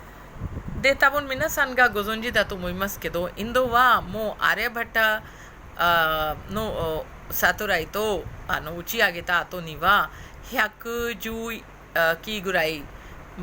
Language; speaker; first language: Japanese; non-native, fluent; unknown